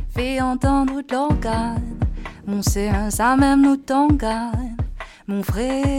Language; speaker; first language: French; native; French